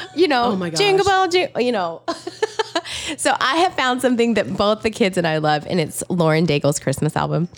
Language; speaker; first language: English; native; English